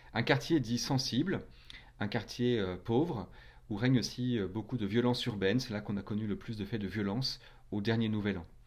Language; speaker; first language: French; native; French